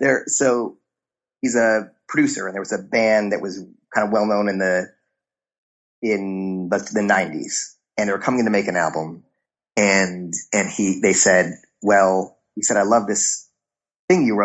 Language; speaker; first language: English; native; English